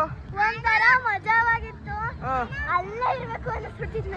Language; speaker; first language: Kannada; native; Kannada